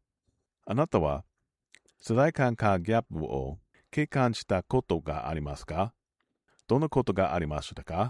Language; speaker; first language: Japanese; non-native, learner; English